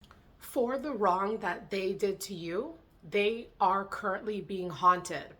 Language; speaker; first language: English; native; English